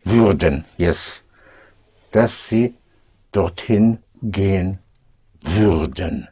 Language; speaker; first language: German; non-native, fluent; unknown